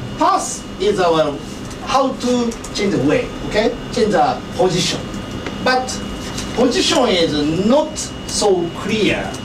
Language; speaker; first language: English; non-native, fluent; Japanese